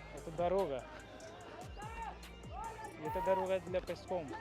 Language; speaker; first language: Russian; non-native, learner; Hindi